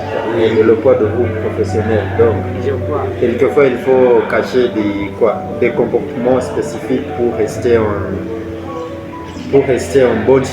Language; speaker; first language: French; non-native, fluent; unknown